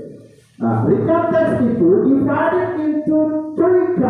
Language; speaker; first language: English; non-native, local second language; Indonesian